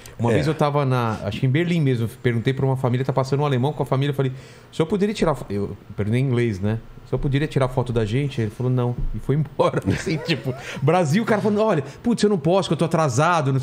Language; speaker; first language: Portuguese; native; Portuguese